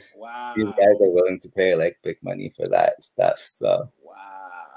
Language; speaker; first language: English; native; English